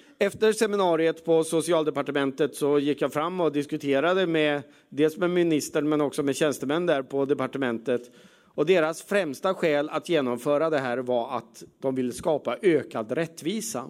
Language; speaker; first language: Swedish; native; Swedish